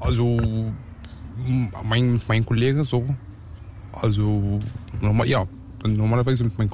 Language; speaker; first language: German; non-native, learner; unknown